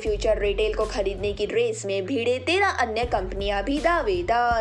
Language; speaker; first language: Hindi; native; Hindi